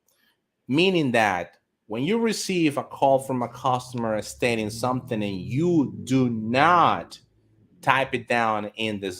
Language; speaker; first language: English; non-native, fluent; Spanish